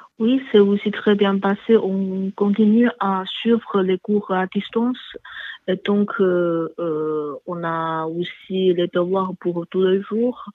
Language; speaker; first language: French; non-native, learner; Chinese